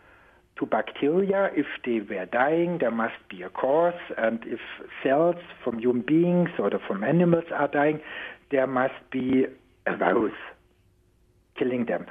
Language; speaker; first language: English; non-native, fluent; German